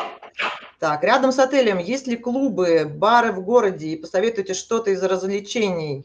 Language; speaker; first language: Russian; native; Russian